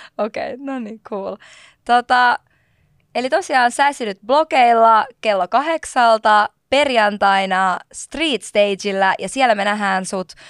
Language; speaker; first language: Finnish; native; Finnish